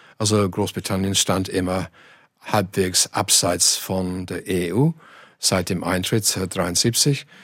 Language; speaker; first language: German; non-native, fluent; English